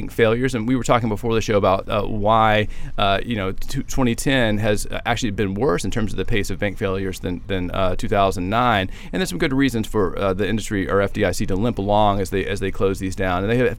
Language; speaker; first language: English; native; English